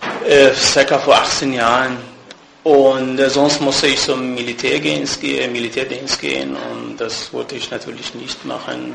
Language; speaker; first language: German; non-native, fluent; Persian